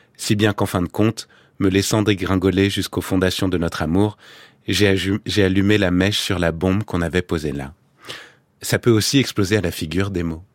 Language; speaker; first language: French; native; French